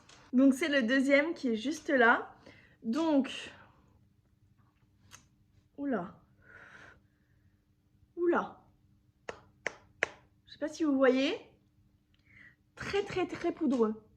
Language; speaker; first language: French; native; French